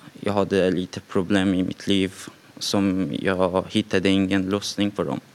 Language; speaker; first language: Swedish; non-native, fluent; Persian